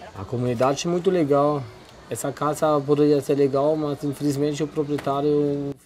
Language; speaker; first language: Portuguese; non-native, fluent; German